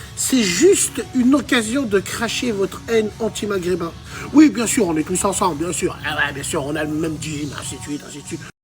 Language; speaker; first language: French; early bilingual, other home language; Arabic